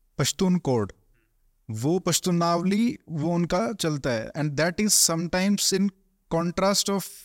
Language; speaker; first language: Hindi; native; Hindi